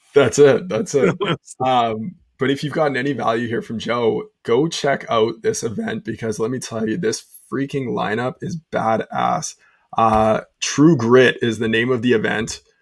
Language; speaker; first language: English; native; English